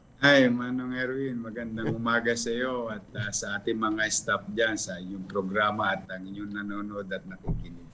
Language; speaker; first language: Filipino; native; Filipino